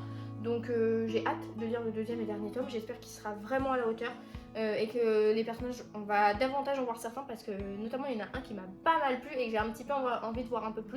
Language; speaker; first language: French; native; French